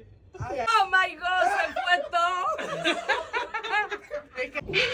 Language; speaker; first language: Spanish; non-native, fluent; English